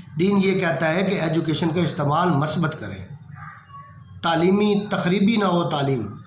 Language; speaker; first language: Urdu; non-native, local second language; Punjabi